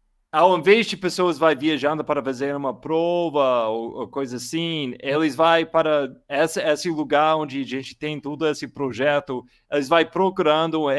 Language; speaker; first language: Portuguese; non-native, learner; English